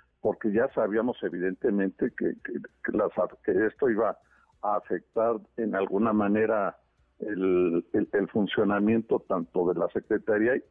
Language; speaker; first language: Spanish; native; Spanish